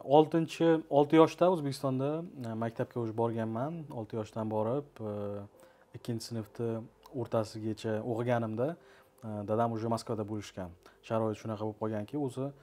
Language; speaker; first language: Uzbek; early bilingual, heritage; Uzbek